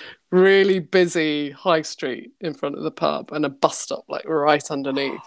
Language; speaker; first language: English; native; English